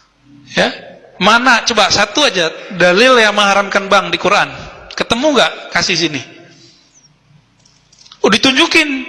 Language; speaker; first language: Indonesian; native; Indonesian